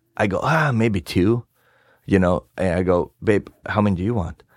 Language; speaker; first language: English; non-native, fluent; Russian